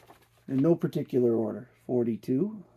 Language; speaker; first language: English; native; English